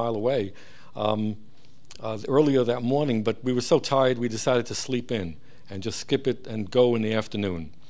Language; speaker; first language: English; early bilingual, other home language; Hebrew